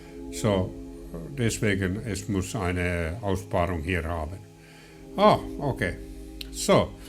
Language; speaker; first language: German; non-native, learner; Finnish